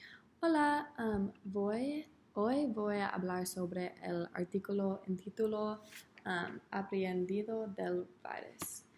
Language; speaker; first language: Spanish; non-native, learner; English